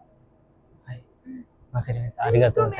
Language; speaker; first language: Japanese; non-native, learner; Sinhala